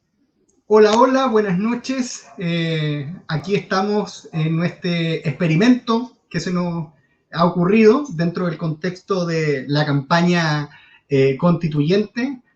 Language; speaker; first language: Spanish; native; Spanish